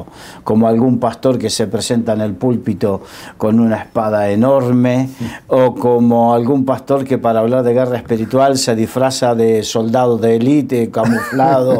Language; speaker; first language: Spanish; native; Spanish